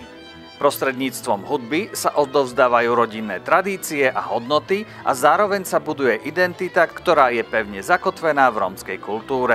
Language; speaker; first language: Slovak; native; Slovak